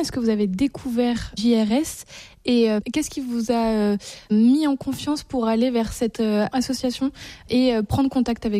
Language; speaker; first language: French; native; French